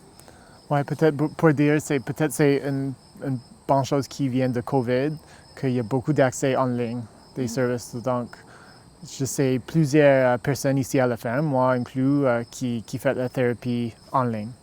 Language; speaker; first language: French; non-native, local second language; English